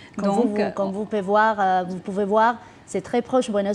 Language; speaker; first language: French; non-native, fluent; Spanish